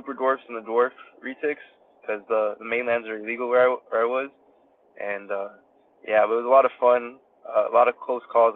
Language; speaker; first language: English; native; English